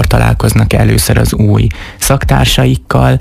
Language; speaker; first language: Hungarian; native; Hungarian